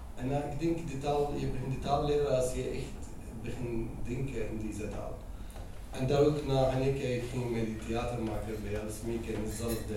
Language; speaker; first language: Dutch; non-native, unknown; Arabic